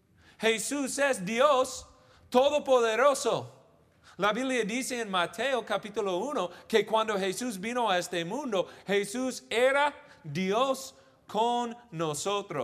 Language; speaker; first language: Spanish; non-native, fluent; English